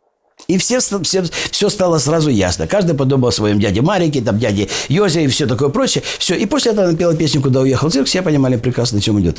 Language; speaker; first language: Russian; native; Russian